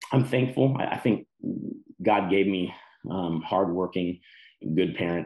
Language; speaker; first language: English; native; English